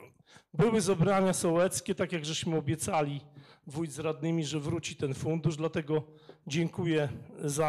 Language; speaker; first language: Polish; native; Polish